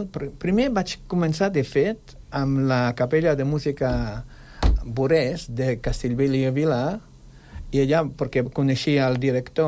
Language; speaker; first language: Catalan; non-native, fluent; Polish